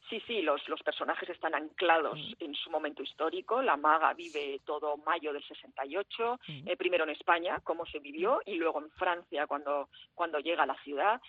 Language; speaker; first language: Spanish; early bilingual, heritage; French